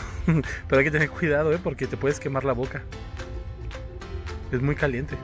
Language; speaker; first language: Spanish; native; Spanish